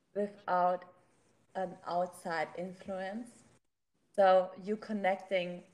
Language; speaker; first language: English; non-native, fluent; German